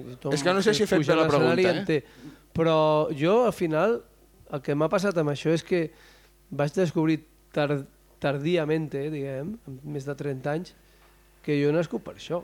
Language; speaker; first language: Catalan; non-native, local second language; Spanish